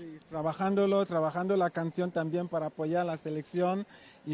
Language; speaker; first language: Spanish; non-native, learner; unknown